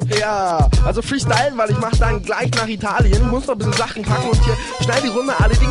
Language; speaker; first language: German; native; German